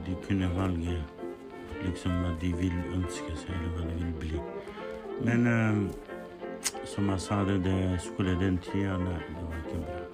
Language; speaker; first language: Norwegian; non-native, learner; Kurdish